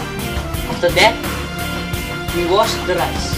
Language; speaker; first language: English; non-native, learner; Indonesian